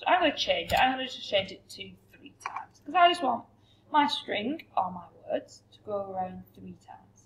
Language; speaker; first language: English; native; English